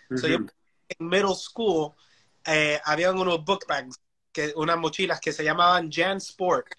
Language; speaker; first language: Spanish; early bilingual, heritage; Spanish